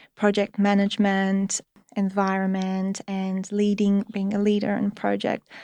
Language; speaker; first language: English; non-native, fluent; Polish